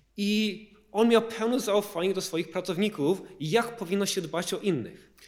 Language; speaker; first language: Polish; early bilingual, heritage; Polish